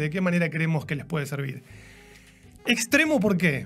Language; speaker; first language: Spanish; native; Spanish